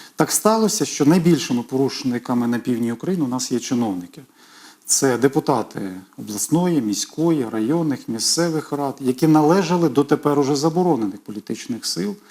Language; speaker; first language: Ukrainian; native; Ukrainian